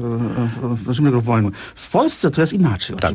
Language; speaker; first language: Polish; non-native, fluent; German